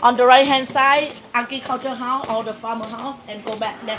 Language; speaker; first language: English; non-native, learner; Thai